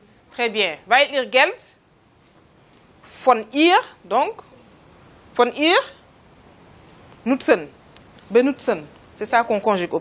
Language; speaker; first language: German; non-native, fluent; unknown